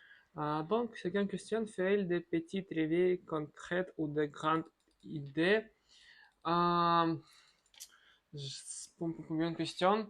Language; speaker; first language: French; non-native, learner; Russian